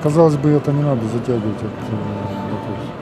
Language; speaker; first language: Russian; native; Russian